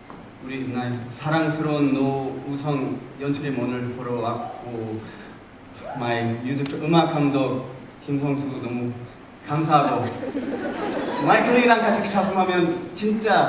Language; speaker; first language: Korean; early bilingual, heritage; English